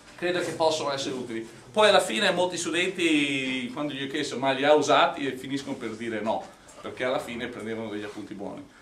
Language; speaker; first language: Italian; non-native, fluent; English